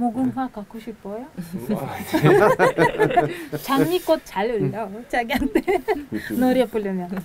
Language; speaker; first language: Korean; non-native, learner; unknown